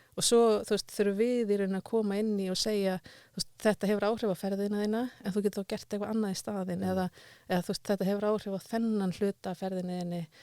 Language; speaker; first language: Icelandic; native; Icelandic